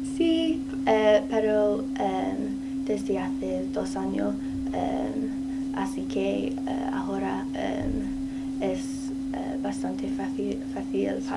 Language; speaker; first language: Spanish; non-native, learner; English